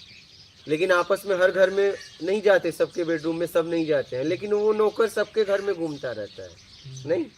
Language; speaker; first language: Hindi; native; Hindi